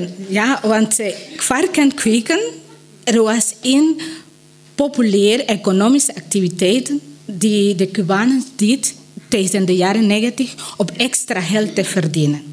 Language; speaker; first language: Dutch; non-native, learner; Spanish